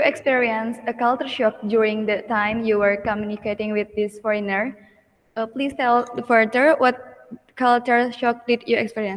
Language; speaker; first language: English; non-native, learner; Indonesian